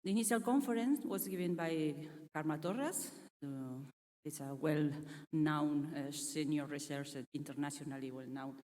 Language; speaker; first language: English; non-native, fluent; Catalan